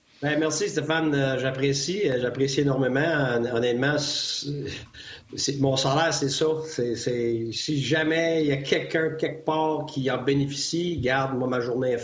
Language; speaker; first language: French; native; French